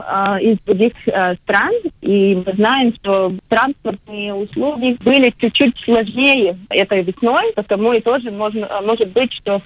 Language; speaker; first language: Russian; non-native, local second language; Latvian